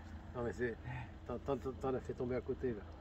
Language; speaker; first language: French; native; French